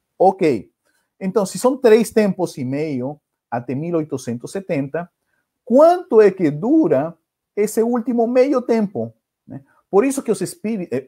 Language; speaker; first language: Portuguese; non-native, fluent; Spanish